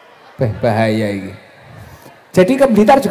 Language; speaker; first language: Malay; non-native, local second language; Javanese